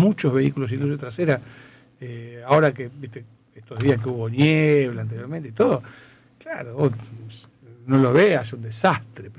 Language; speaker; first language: Spanish; native; Spanish